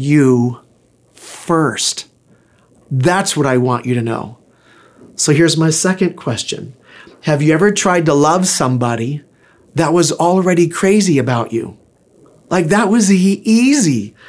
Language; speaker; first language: English; native; English